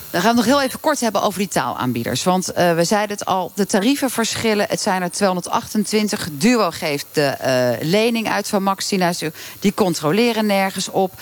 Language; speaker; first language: Dutch; native; Dutch